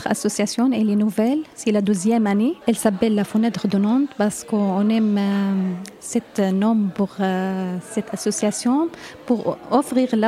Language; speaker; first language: French; non-native, learner; Arabic